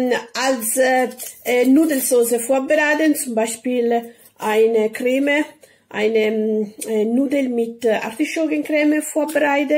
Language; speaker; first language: German; non-native, learner; Italian